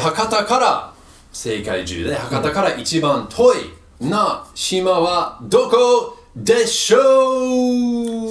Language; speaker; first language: Japanese; non-native, fluent; English